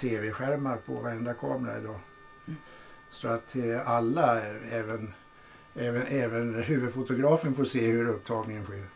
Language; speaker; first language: Swedish; native; Swedish